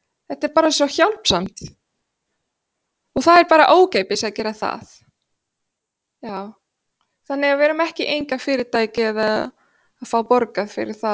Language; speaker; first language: Icelandic; non-native, fluent; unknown